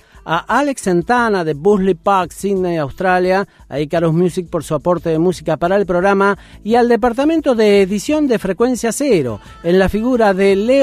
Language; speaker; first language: Spanish; native; Spanish